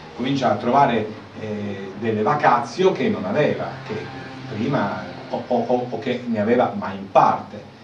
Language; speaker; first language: Italian; native; Italian